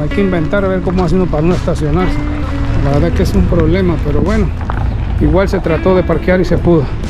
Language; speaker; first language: Spanish; native; Spanish